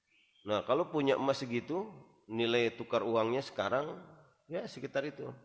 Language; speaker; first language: Indonesian; native; Indonesian